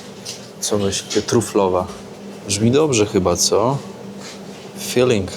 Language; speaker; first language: Polish; native; Polish